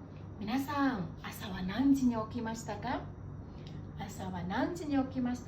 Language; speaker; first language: Japanese; non-native, fluent; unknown